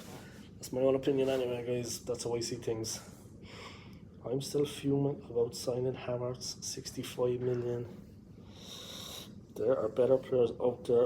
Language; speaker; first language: English; native; English